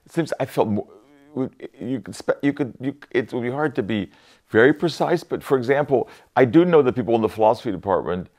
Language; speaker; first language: English; native; English